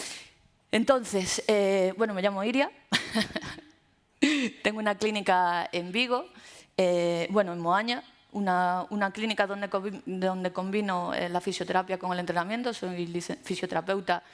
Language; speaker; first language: Spanish; native; Spanish